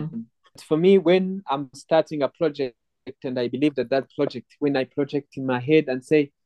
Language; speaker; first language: English; non-native, local second language; Kinyarwanda